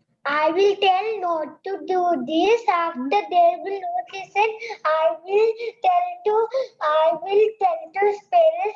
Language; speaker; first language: English; non-native, learner; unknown